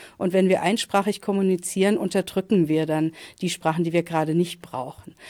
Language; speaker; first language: German; native; German